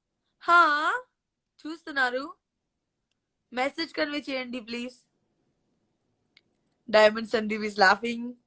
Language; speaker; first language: Telugu; non-native, local second language; Gujarati